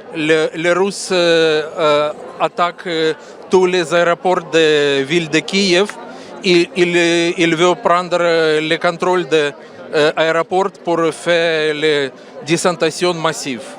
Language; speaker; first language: French; non-native, learner; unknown